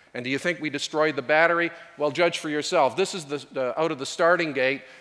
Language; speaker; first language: English; native; English